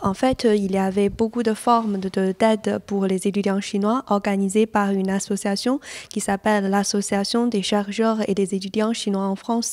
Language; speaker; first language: French; non-native, fluent; Chinese